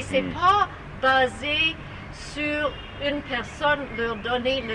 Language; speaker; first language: French; non-native, learner; English